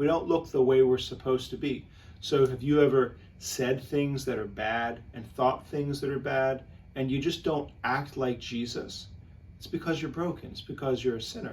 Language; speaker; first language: English; native; English